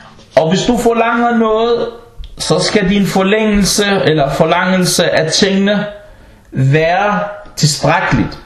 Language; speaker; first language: Danish; non-native, local second language; Arabic